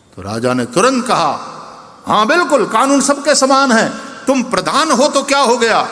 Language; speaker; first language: Hindi; non-native, local second language; Gujarati